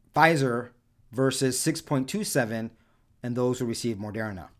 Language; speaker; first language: English; early bilingual, other home language; Spanish